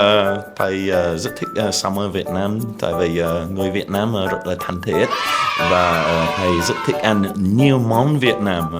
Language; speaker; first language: Vietnamese; non-native, learner; English